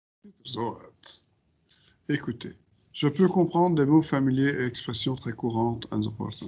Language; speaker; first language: French; non-native, fluent; Dutch